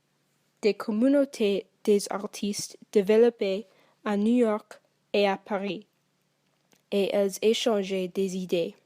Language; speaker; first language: French; non-native, learner; English